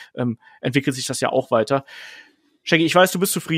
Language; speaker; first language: German; native; German